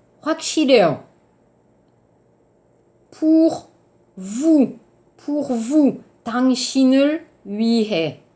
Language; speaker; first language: Korean; non-native, fluent; French